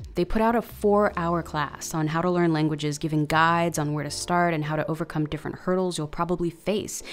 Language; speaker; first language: English; native; English